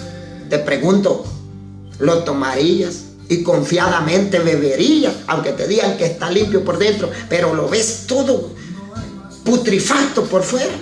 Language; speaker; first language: Spanish; native; Spanish